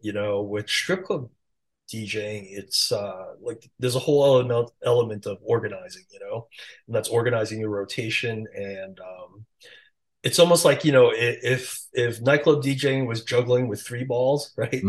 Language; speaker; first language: English; early bilingual, other home language; Chinese